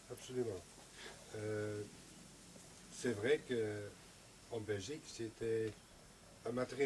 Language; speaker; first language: French; non-native, local second language; Dutch